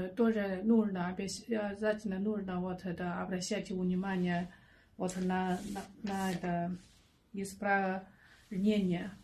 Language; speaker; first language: Russian; non-native, learner; Chinese